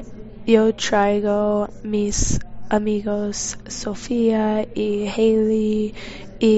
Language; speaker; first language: Spanish; non-native, learner; English